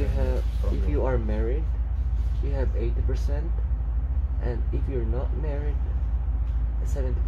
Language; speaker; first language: English; non-native, local second language; Filipino